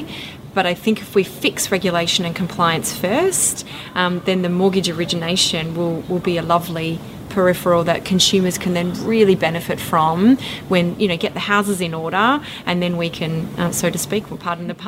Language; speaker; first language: English; native; English